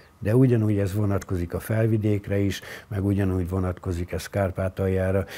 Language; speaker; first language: Hungarian; native; Hungarian